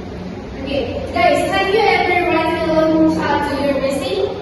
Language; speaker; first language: English; non-native, learner; Indonesian